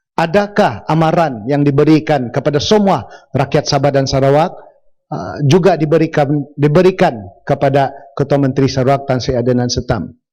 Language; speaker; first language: Malay; non-native, local second language; Central Dusun